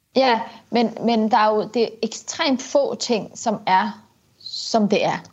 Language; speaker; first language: Danish; early bilingual, other home language; Kurdish